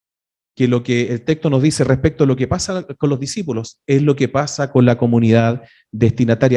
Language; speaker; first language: Spanish; native; Spanish